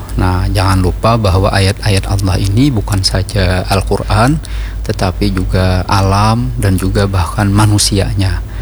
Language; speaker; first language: Malay; non-native, local second language; Banjar